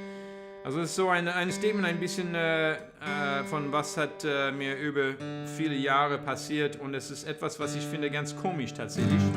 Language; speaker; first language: German; non-native, learner; English